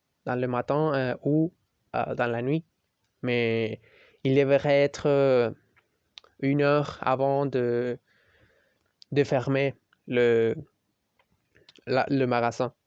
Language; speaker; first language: French; non-native, learner; Spanish